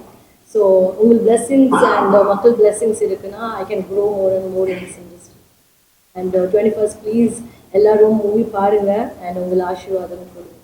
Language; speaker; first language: Tamil; non-native, fluent; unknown